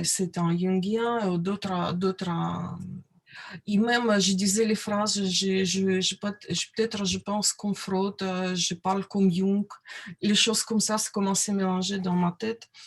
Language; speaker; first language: French; non-native, learner; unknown